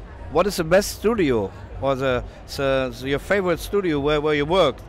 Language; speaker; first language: English; non-native, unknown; German